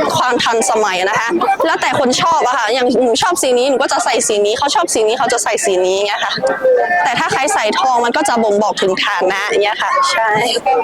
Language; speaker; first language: Thai; non-native, local second language; Lahu